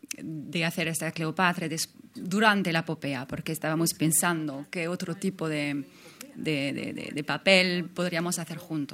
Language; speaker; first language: Spanish; non-native, fluent; French